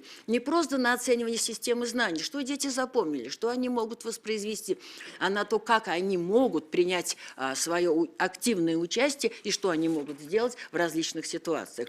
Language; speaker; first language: Russian; native; Russian